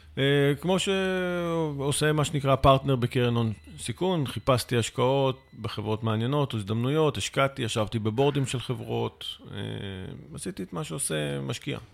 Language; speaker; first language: Hebrew; native; Hebrew